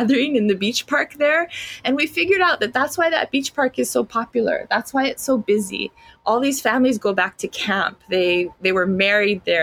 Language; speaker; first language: English; native; English